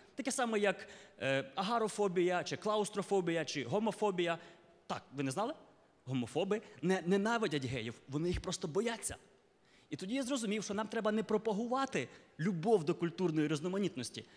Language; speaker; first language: Ukrainian; native; Ukrainian